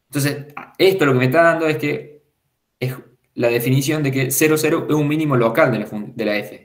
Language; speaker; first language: Spanish; native; Spanish